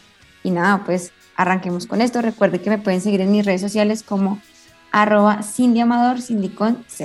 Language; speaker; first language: Spanish; native; Spanish